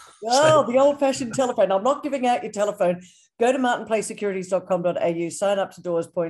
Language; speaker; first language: English; native; English